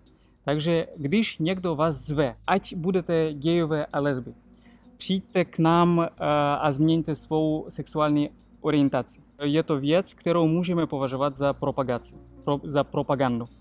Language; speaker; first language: Czech; non-native, fluent; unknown